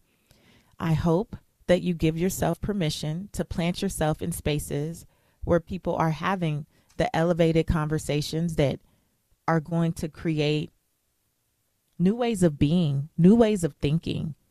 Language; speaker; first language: English; native; English